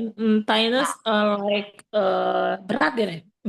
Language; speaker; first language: English; non-native, learner; Indonesian